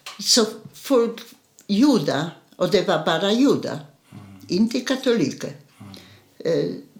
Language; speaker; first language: Swedish; non-native, fluent; Polish